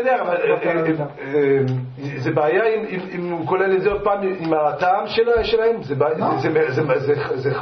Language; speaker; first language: Hebrew; non-native, fluent; French